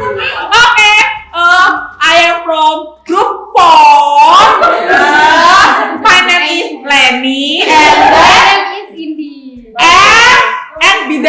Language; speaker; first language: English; non-native, learner; Indonesian